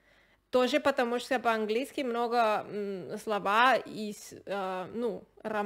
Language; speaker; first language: Russian; non-native, learner; Spanish